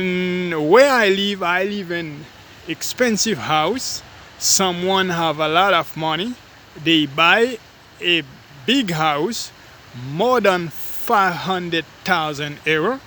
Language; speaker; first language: English; non-native, learner; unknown